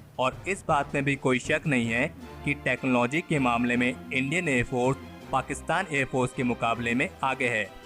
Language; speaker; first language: Hindi; native; Hindi